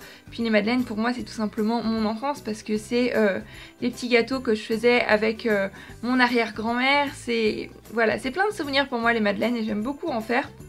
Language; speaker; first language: French; native; French